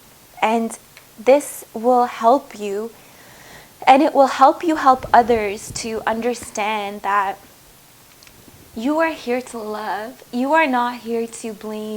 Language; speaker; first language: English; native; English